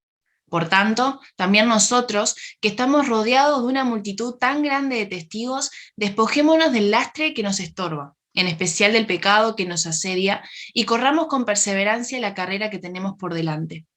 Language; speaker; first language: Spanish; native; Spanish